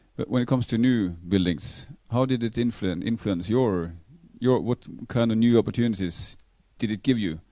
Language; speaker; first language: English; non-native, fluent; Norwegian